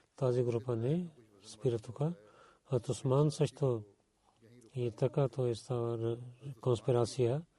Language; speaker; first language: Bulgarian; non-native, learner; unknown